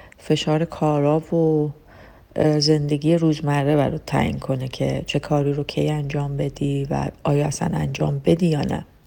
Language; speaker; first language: Persian; native; Persian